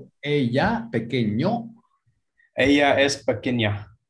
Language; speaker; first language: Spanish; non-native, fluent; English